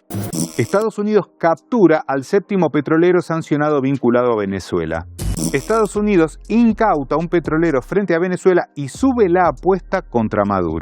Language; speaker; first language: Spanish; native; Spanish